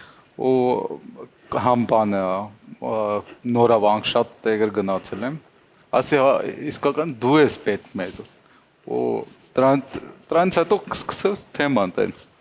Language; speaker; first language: Armenian; non-native, learner; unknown